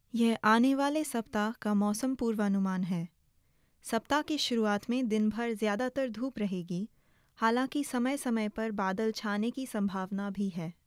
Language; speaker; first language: Hindi; native; Hindi